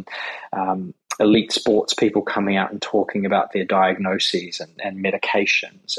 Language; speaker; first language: English; native; English